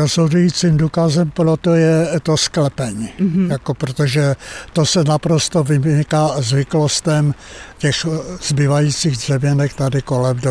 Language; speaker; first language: Czech; native; Czech